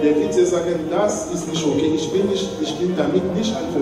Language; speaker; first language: German; non-native, learner; French